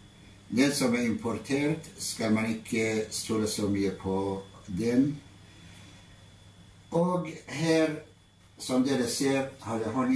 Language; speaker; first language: Norwegian; non-native, fluent; Arabic